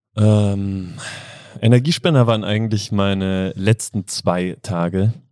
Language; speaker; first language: German; native; German